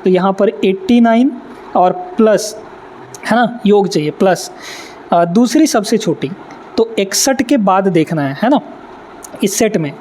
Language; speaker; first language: Hindi; native; Hindi